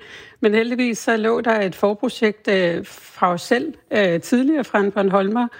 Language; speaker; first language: Danish; native; Danish